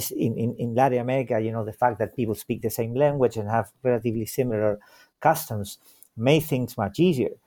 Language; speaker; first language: English; non-native, fluent; Spanish